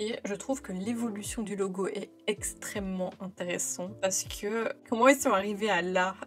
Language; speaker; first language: French; native; French